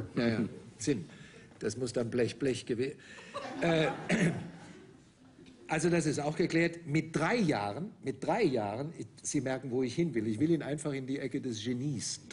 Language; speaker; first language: German; native; German